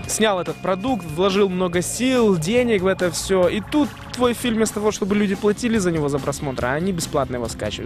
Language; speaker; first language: Russian; native; Russian